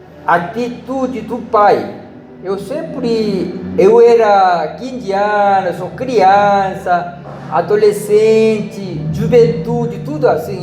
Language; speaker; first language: Portuguese; non-native, learner; Korean